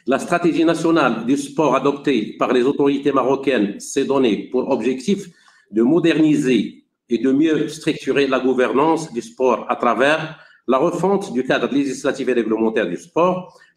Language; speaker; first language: French; non-native, local second language; Arabic